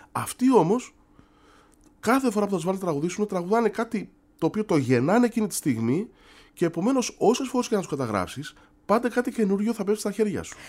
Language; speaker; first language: Greek; native; Greek